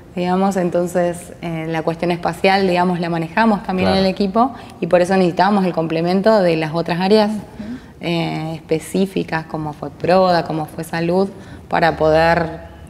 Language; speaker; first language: Spanish; native; Spanish